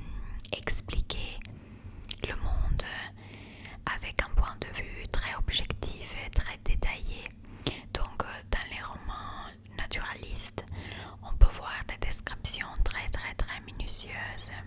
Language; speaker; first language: French; non-native, learner; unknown